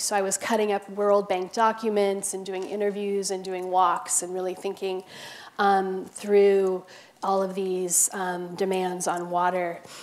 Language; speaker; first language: English; native; English